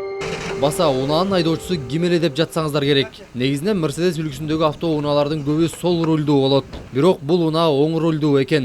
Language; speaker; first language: Kyrgyz; native; Kyrgyz